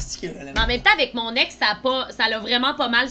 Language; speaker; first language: French; native; French